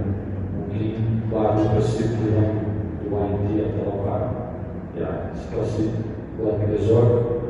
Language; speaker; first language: Indonesian; non-native, fluent; Portuguese